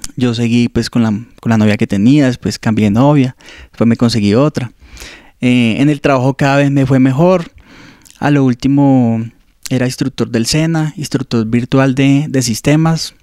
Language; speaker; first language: Spanish; native; Spanish